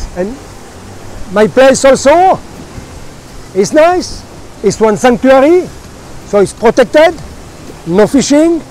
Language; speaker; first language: English; non-native, learner; French